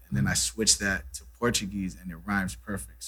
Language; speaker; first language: English; early bilingual, other home language; Portuguese